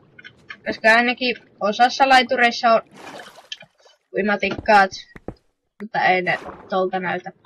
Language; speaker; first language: Finnish; native; Finnish